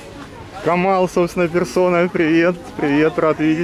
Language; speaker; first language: Russian; native; Russian